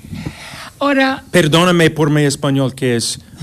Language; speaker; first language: Spanish; non-native, learner; English